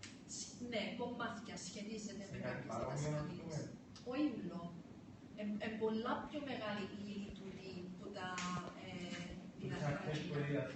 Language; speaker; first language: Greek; early bilingual, heritage; Greek